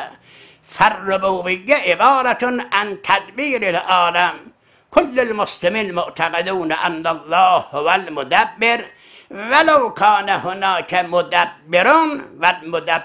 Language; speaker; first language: Arabic; non-native, fluent; Azerbaijani